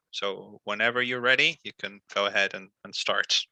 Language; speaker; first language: English; non-native, fluent; Spanish